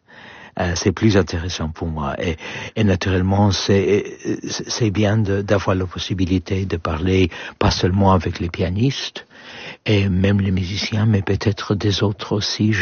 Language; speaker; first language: French; non-native, fluent; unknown